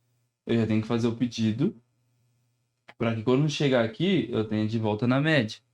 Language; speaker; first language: Portuguese; native; Portuguese